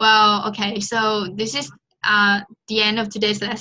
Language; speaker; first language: English; non-native, fluent; Vietnamese